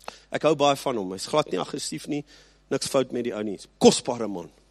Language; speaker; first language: Afrikaans; early bilingual, heritage; Afrikaans